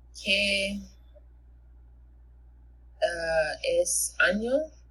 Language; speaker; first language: Spanish; non-native, learner; English